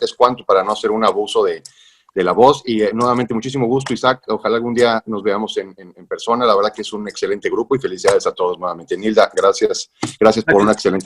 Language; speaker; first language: Spanish; native; Spanish